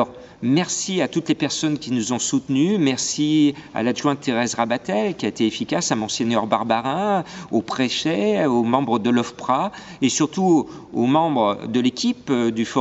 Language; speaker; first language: French; native; French